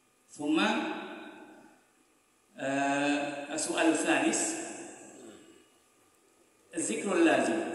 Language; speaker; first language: Arabic; non-native, fluent; Indonesian